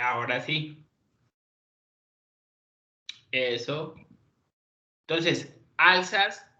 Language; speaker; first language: Spanish; native; Spanish